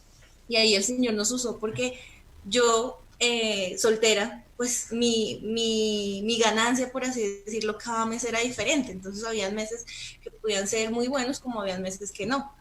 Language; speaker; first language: Spanish; native; Spanish